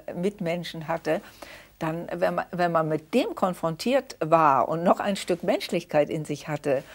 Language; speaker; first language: German; early bilingual, other home language; Danish